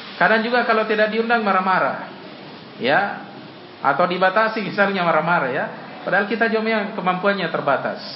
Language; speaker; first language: Indonesian; native; Indonesian